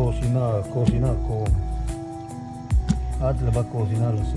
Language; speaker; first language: Spanish; native; Spanish